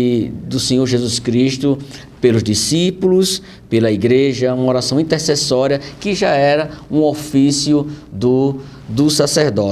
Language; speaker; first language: Portuguese; native; Portuguese